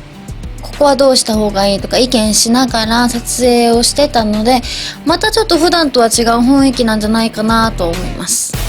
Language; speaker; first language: Japanese; native; Japanese